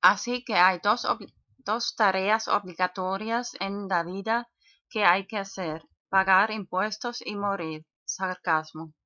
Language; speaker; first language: Spanish; non-native, fluent; German